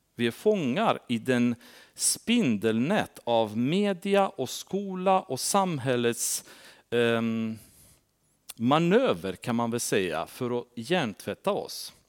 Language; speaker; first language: Swedish; non-native, fluent; Romanian